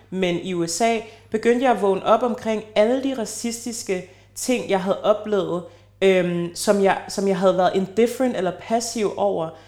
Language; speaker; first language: Danish; native; Danish